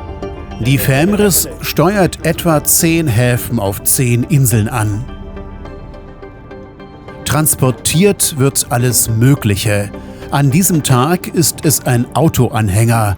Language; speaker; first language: German; native; German